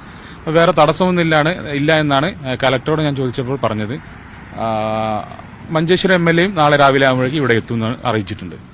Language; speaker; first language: Malayalam; native; Malayalam